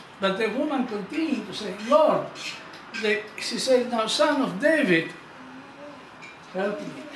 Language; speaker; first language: English; non-native, fluent; Greek